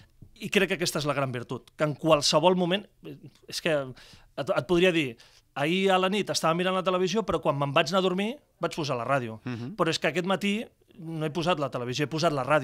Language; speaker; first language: Catalan; native; Catalan